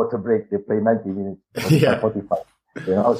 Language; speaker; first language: English; non-native, local second language; Malay